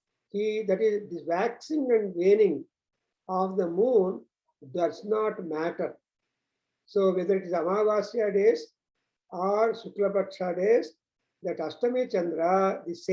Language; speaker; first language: English; non-native, local second language; Telugu